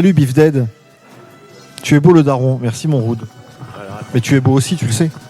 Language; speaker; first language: French; native; French